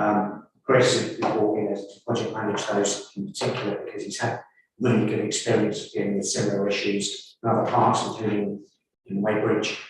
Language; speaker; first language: English; native; English